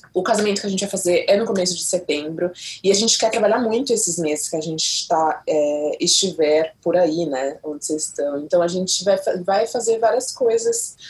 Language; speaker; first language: Portuguese; native; Portuguese